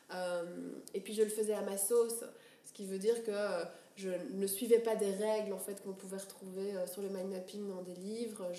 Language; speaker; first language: French; native; French